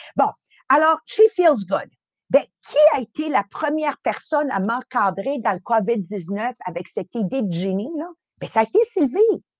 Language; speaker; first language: French; early bilingual, other home language; Italian